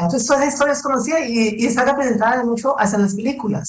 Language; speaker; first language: Spanish; native; Spanish